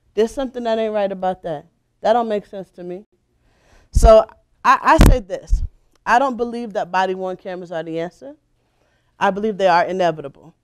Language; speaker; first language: English; native; English